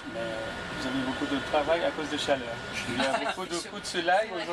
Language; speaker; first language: French; non-native, fluent; Arabic